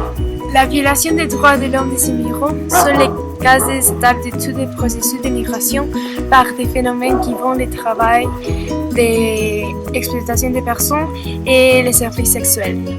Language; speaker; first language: French; non-native, learner; Spanish